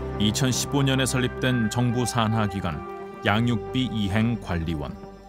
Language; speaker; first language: Korean; native; Korean